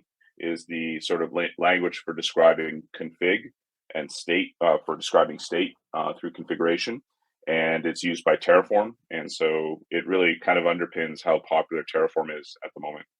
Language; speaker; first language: English; native; English